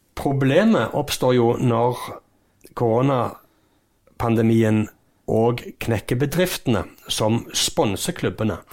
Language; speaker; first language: Norwegian; native; Norwegian